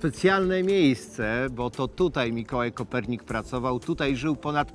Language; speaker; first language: Polish; native; Polish